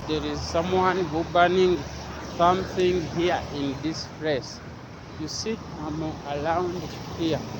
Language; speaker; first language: English; non-native, learner; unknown